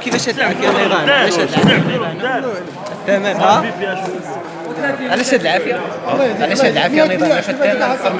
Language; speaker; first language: Arabic; native; Arabic